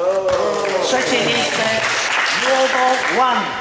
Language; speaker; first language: Polish; native; Polish